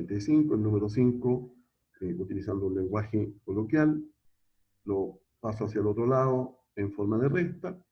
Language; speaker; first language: Spanish; native; Spanish